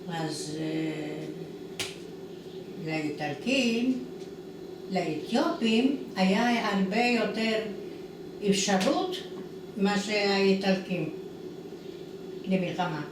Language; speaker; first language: Hebrew; non-native, fluent; Italian